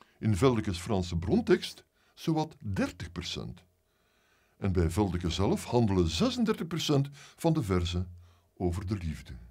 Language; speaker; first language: Dutch; native; Dutch